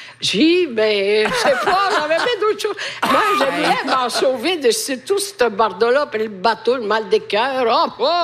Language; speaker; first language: French; non-native, fluent; Italian